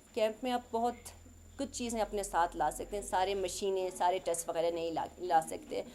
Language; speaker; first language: Urdu; non-native, local second language; Khowar